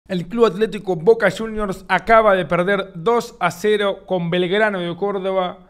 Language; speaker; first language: Spanish; native; Spanish